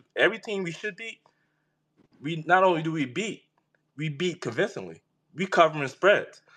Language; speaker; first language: English; native; English